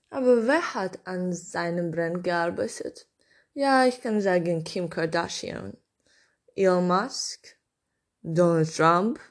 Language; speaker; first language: German; non-native, learner; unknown